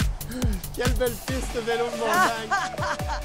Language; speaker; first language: French; native; French